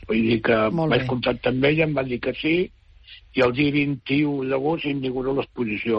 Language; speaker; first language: Catalan; native; Catalan